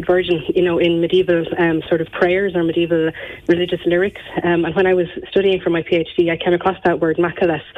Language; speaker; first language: English; native; English